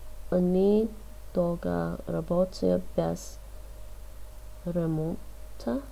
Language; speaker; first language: Russian; non-native, learner; English